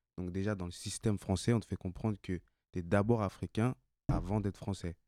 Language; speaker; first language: French; non-native, local second language; Bambara